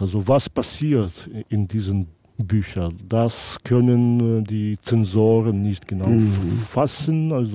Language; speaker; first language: German; non-native, local second language; Belarusian